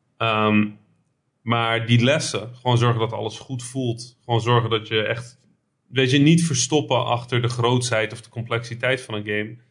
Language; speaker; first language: Dutch; early bilingual, other home language; Arabic